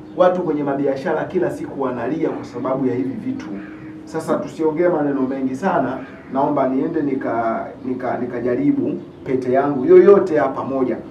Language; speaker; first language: Swahili; native; Swahili